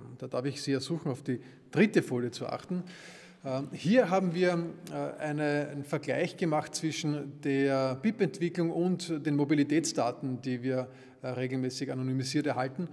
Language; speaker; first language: German; native; German